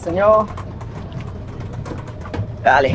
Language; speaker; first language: Spanish; non-native, learner; English